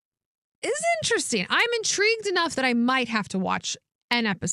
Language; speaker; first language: English; native; English